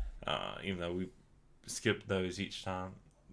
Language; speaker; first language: English; native; English